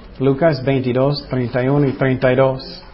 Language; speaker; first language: Spanish; non-native, fluent; English